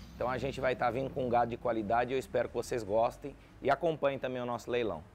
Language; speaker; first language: Portuguese; native; Portuguese